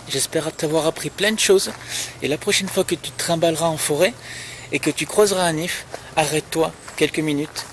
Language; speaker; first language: French; native; French